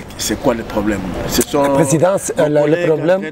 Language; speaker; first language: French; native; French